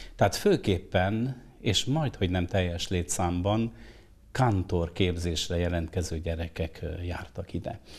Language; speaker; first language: Hungarian; native; Hungarian